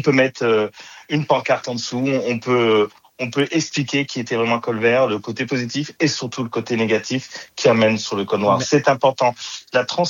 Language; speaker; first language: French; native; French